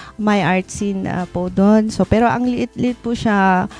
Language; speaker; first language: Filipino; native; Filipino